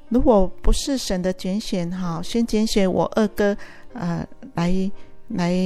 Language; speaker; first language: Chinese; native; Chinese